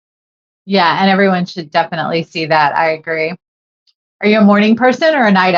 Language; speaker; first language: English; native; English